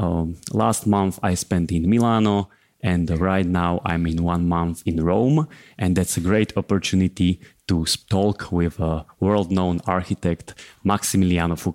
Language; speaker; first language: English; non-native, fluent; Slovak